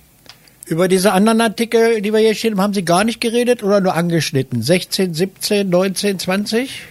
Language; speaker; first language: German; native; German